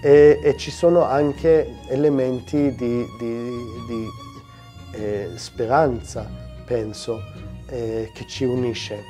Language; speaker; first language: Italian; non-native, fluent; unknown